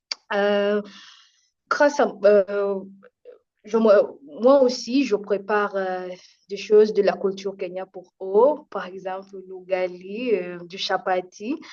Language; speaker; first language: French; non-native, fluent; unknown